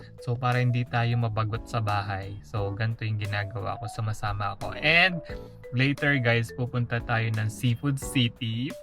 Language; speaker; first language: Filipino; non-native, local second language; Pampanga